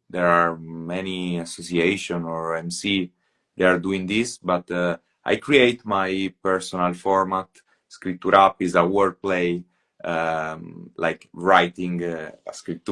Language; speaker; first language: English; non-native, fluent; Italian